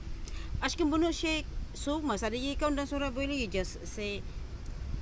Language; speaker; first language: Turkish; non-native, learner; Filipino